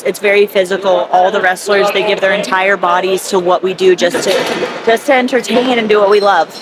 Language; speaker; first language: English; native; English